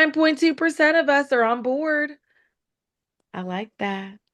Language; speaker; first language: English; native; English